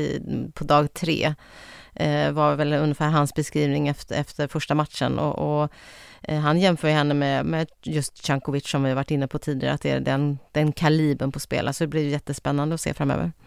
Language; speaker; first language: Swedish; native; Swedish